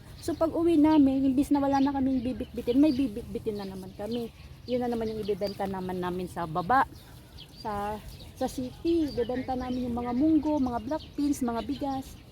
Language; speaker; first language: Filipino; non-native, local second language; Iloko